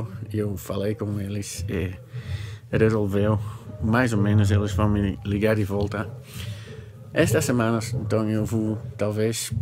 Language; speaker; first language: Portuguese; non-native, learner; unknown